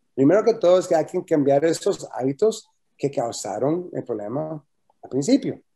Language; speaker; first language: Spanish; early bilingual, heritage; Spanish